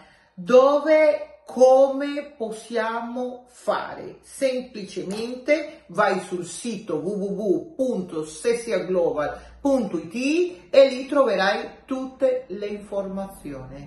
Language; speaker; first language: Italian; non-native, local second language; Spanish